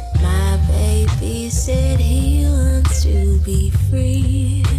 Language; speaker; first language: French; non-native, fluent; English